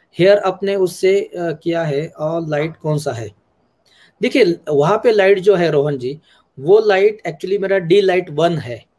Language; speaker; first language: Hindi; non-native, local second language; Marathi